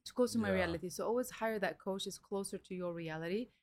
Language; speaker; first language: English; early bilingual, other home language; Arabic